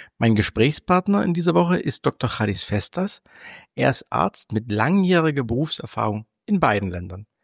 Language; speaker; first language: German; native; German